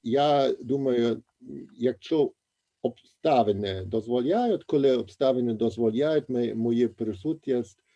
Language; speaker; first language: Ukrainian; non-native, fluent; German